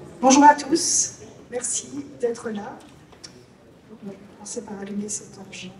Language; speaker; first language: French; non-native, fluent; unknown